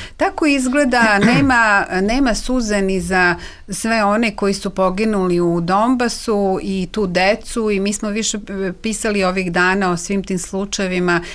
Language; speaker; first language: Serbian; native; Serbian